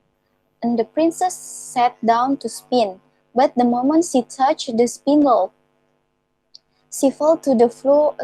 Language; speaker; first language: English; non-native, learner; Indonesian